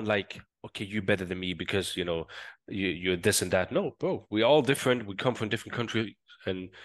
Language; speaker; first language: English; non-native, fluent; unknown